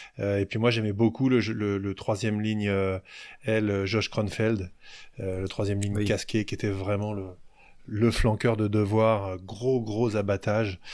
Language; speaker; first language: French; native; French